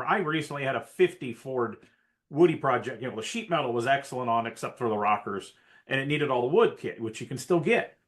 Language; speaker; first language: English; native; English